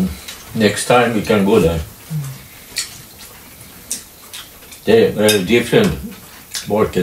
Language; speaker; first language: English; non-native, learner; Swedish